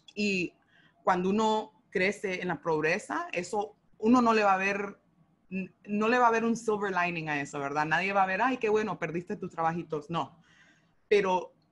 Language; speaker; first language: Spanish; early bilingual, heritage; Spanish